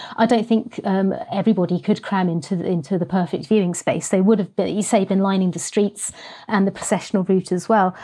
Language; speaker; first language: English; native; English